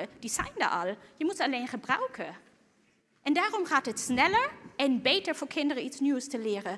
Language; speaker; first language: Dutch; non-native, fluent; German